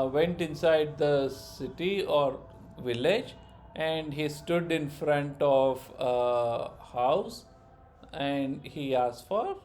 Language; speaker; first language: English; non-native, local second language; Kannada